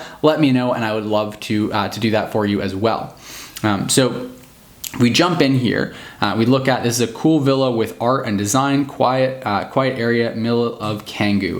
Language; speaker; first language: English; native; English